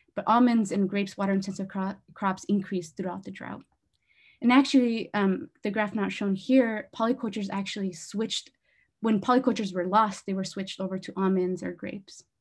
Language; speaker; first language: English; native; English